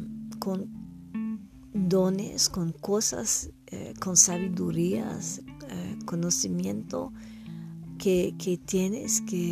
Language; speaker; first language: Spanish; non-native, learner; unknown